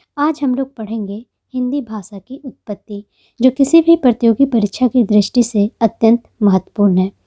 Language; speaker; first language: Hindi; native; Hindi